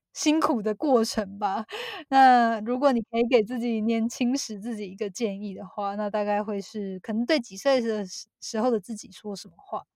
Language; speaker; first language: Chinese; native; Chinese